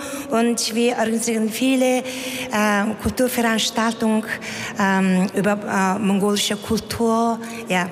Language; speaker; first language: German; non-native, learner; Mongolian